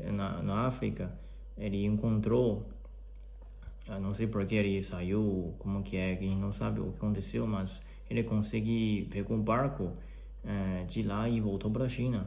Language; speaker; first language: Portuguese; non-native, learner; Chinese